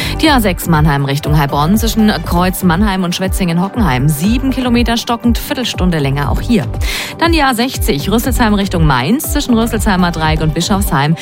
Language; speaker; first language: German; native; German